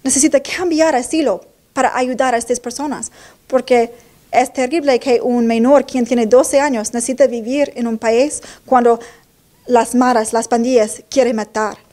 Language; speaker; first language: Spanish; non-native, learner; English